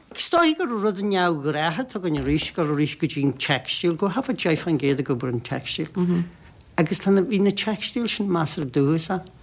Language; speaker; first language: Irish; native; Irish